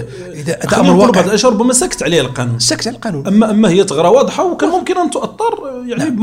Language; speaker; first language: Arabic; native; Arabic